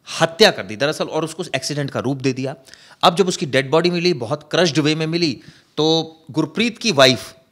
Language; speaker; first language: Hindi; native; Hindi